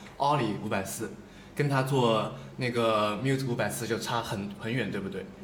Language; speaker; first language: Chinese; native; Chinese